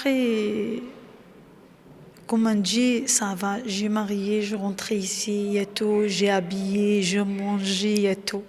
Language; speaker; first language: French; non-native, learner; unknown